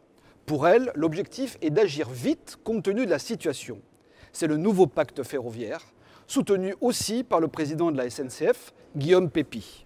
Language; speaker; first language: French; native; French